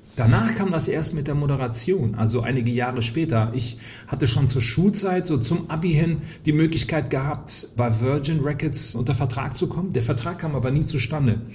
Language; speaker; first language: German; early bilingual, heritage; Polish